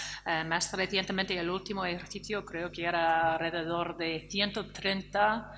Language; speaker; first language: Spanish; non-native, fluent; English